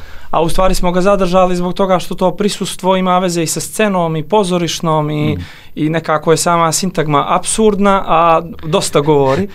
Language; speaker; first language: Serbian; native; Serbian